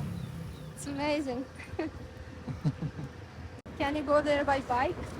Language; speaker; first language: English; non-native, fluent; Persian